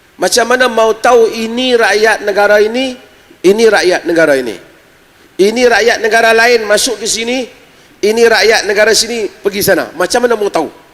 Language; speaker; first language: Malay; native; Malay